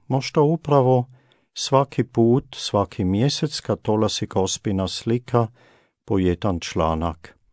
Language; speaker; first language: Croatian; non-native, fluent; German